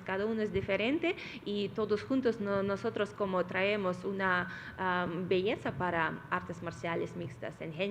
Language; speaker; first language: Spanish; non-native, fluent; Russian